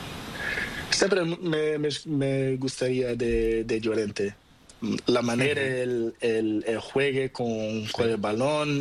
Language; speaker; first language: Spanish; non-native, learner; Portuguese